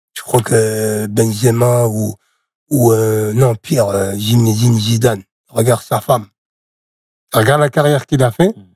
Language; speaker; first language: French; native; French